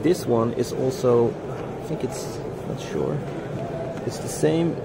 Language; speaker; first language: English; non-native, fluent; Dutch